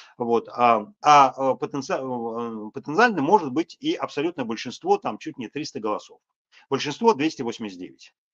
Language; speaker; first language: Russian; native; Russian